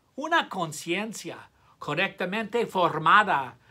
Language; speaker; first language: Spanish; non-native, fluent; English